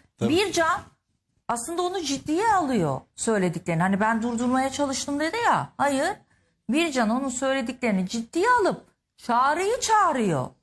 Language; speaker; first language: Turkish; native; Turkish